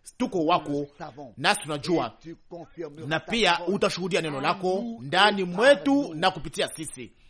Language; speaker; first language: Swahili; native; Swahili